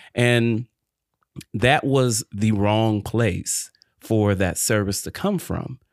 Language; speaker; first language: English; native; English